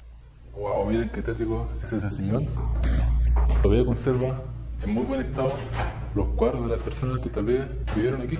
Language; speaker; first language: Spanish; native; Spanish